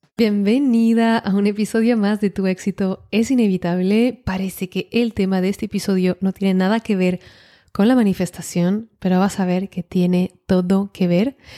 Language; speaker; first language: Spanish; non-native, fluent; French